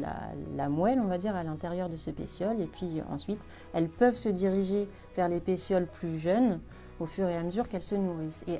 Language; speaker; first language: French; native; French